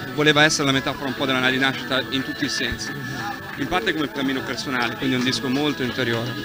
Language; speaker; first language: Italian; native; Italian